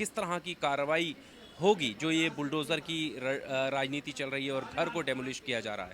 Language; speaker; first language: Hindi; native; Hindi